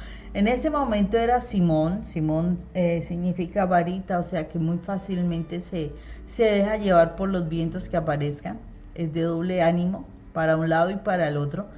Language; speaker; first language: Spanish; native; Spanish